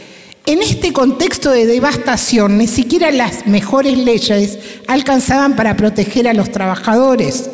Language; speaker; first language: Spanish; native; Spanish